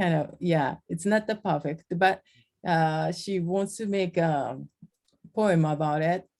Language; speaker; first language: English; non-native, learner; Japanese